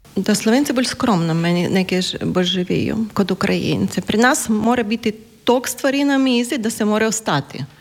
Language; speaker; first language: Slovenian; non-native, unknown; Ukrainian